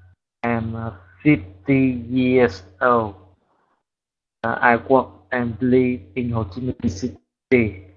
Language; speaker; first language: English; non-native, learner; Vietnamese